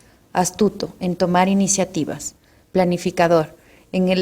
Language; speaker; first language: Spanish; native; Spanish